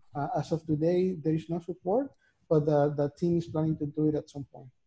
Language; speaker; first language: English; non-native, fluent; Spanish